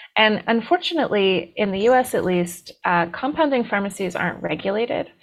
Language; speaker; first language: English; native; English